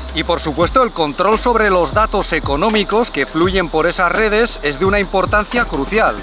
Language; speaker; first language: Spanish; native; Spanish